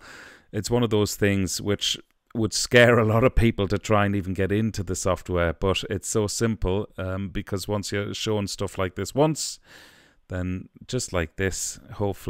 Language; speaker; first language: English; native; English